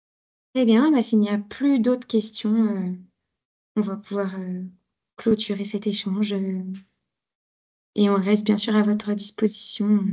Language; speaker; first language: French; native; French